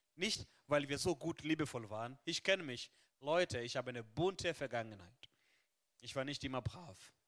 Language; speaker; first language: German; non-native, fluent; Swahili